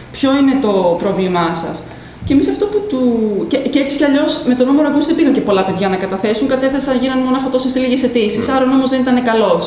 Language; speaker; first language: Greek; early bilingual, other home language; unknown